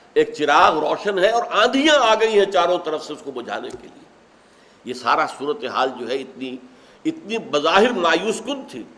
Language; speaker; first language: Urdu; native; Urdu